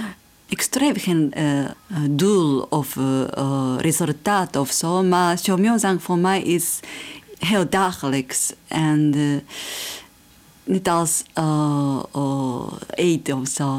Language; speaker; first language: Dutch; non-native, fluent; Japanese